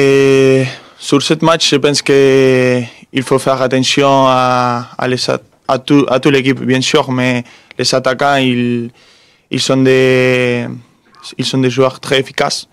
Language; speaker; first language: French; non-native, fluent; Spanish